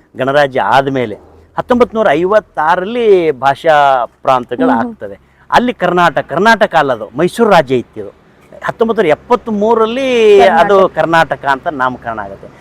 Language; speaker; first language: Kannada; native; Kannada